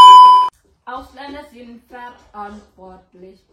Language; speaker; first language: German; non-native, learner; Indonesian